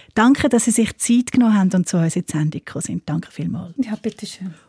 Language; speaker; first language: German; non-native, fluent; English